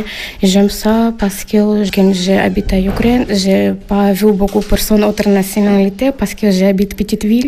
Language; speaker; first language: French; non-native, learner; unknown